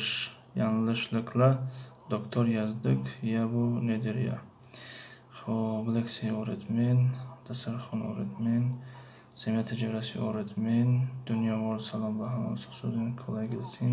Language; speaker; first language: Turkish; non-native, fluent; Tajik